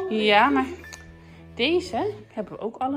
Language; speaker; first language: Dutch; native; Dutch